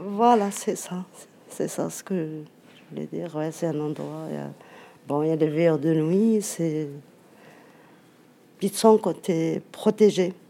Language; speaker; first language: French; non-native, fluent; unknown